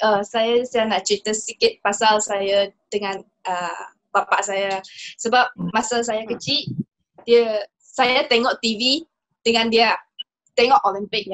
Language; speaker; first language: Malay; non-native, local second language; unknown